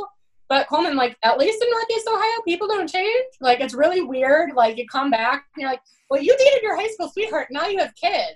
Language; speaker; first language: English; native; English